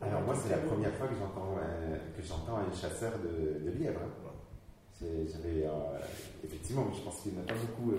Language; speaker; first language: French; native; French